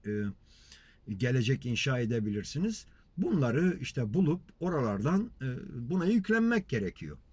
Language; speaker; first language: Turkish; non-native, local second language; Kurdish